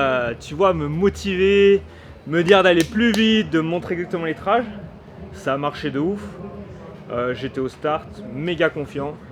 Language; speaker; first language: French; native; French